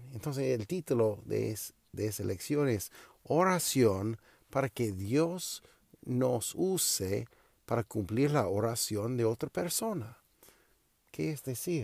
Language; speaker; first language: Spanish; non-native, learner; English